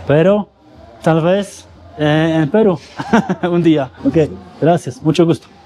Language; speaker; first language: Spanish; non-native, learner; Polish